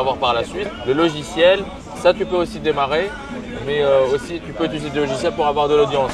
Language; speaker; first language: French; native; French